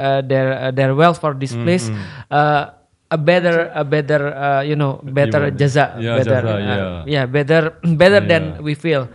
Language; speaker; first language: English; non-native, fluent; Indonesian